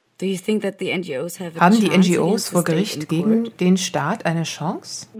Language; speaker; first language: German; native; German